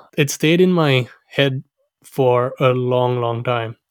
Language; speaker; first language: English; non-native, local second language; Sinhala